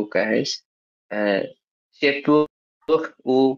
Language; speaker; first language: French; non-native, learner; Bangla